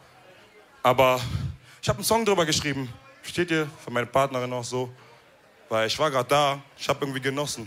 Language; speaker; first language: German; early bilingual, other home language; Wolof